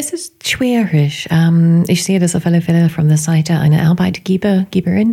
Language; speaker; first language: German; non-native, fluent; English